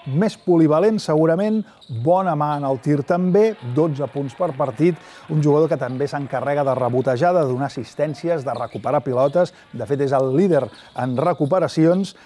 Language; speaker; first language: Catalan; native; Catalan